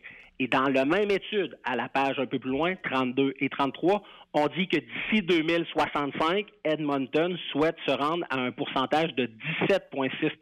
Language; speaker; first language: French; native; French